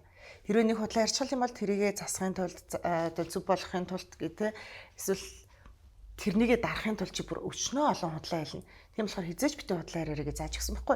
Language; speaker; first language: Mongolian; native; Mongolian